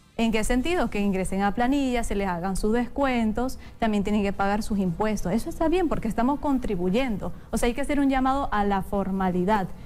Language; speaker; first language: Spanish; native; Spanish